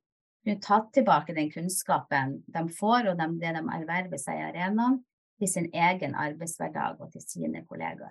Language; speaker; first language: Norwegian; native; Norwegian